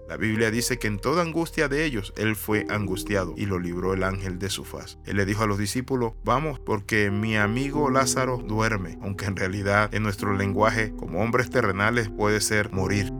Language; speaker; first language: Spanish; native; Spanish